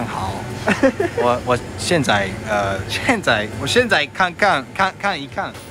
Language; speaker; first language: Chinese; non-native, learner; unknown